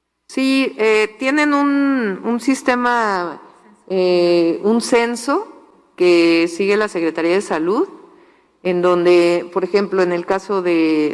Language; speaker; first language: Spanish; native; Spanish